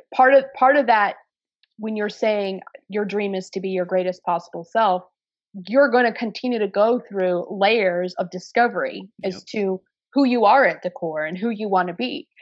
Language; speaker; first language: English; native; English